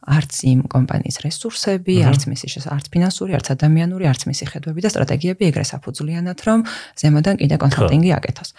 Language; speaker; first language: Georgian; native; Georgian